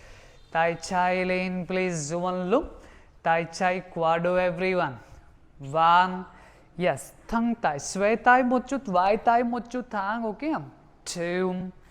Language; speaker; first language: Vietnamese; non-native, learner; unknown